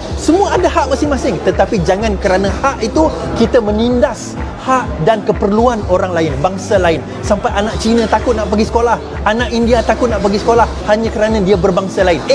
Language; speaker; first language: Malay; non-native, local second language; Chinese